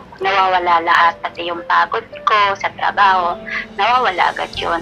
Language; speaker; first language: Filipino; non-native, local second language; Bikol